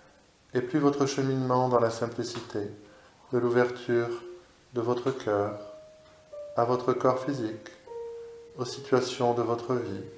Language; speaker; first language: French; native; French